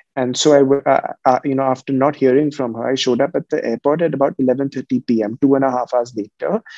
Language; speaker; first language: English; non-native, local second language; Hindi